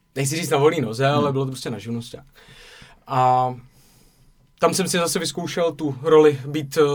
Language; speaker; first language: Czech; native; Czech